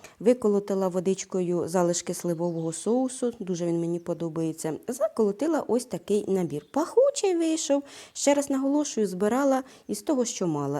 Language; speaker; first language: Ukrainian; native; Ukrainian